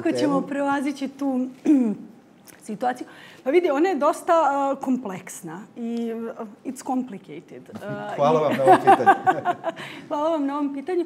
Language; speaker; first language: Bosnian; native; Bosnian